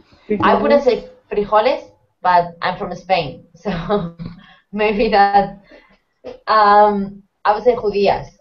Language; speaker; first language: English; non-native, fluent; Spanish